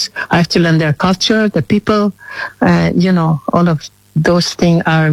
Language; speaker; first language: English; non-native, fluent; Indonesian